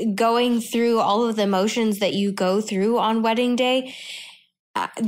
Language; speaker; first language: English; native; English